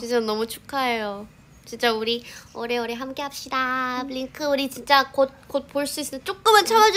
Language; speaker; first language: Korean; non-native, fluent; Thai